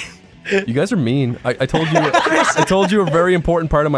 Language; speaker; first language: English; native; English